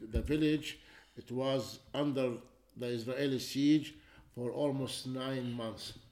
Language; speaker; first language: English; non-native, learner; Arabic